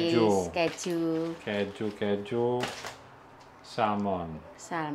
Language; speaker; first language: Indonesian; non-native, learner; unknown